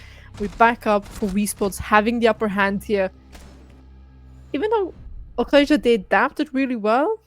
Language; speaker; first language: English; non-native, fluent; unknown